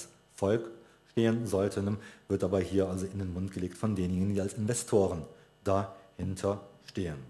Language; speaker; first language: German; native; German